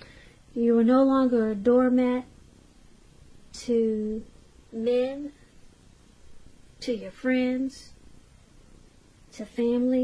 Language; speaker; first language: English; native; English